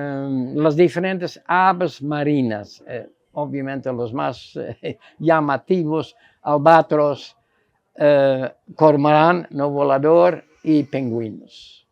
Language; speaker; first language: Spanish; non-native, fluent; Dutch